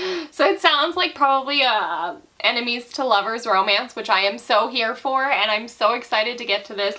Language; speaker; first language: English; native; English